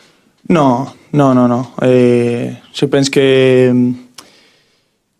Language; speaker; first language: French; non-native, learner; Spanish